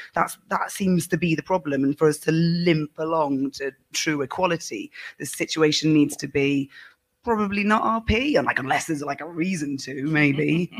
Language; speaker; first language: English; native; English